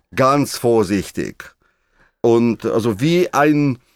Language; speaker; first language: German; non-native, fluent; Russian